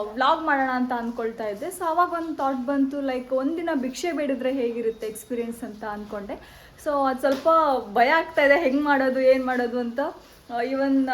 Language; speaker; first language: Kannada; native; Kannada